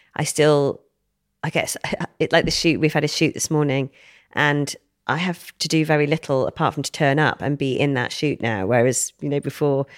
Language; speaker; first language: English; native; English